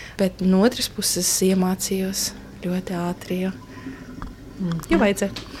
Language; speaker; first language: Latvian; non-native, fluent; Estonian